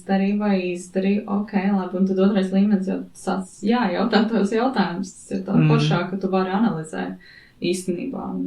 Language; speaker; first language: Latvian; native; Latvian